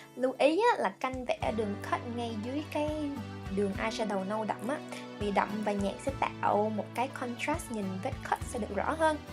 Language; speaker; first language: Vietnamese; early bilingual, heritage; Vietnamese